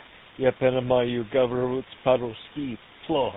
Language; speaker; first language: Russian; non-native, learner; English